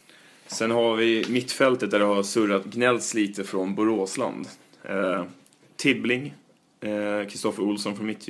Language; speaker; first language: Swedish; native; Swedish